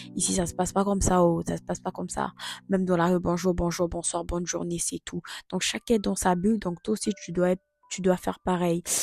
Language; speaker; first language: French; non-native, local second language; Lingala